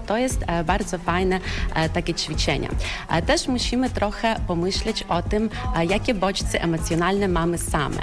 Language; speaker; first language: Polish; non-native, fluent; Ukrainian